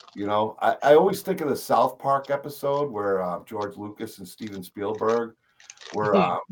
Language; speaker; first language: English; native; English